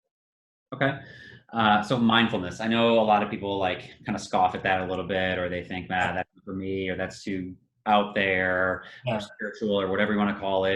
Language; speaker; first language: English; native; English